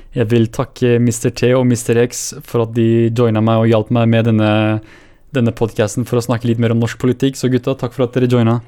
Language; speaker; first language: Norwegian; early bilingual, other home language; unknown